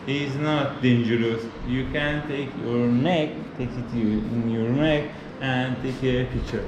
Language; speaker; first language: English; non-native, learner; Persian